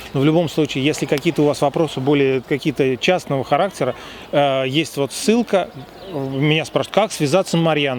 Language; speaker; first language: Russian; native; Russian